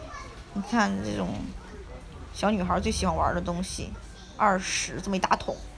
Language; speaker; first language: Chinese; native; Chinese